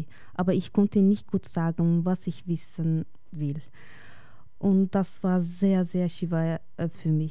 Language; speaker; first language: German; non-native, learner; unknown